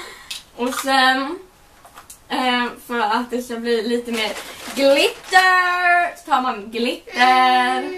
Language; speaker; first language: Swedish; native; Swedish